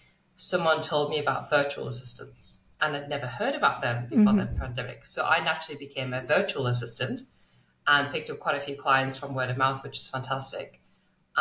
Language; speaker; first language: English; native; English